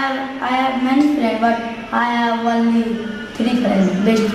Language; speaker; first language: English; non-native, learner; Hindi